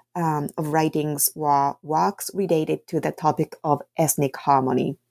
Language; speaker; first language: English; non-native, fluent; Japanese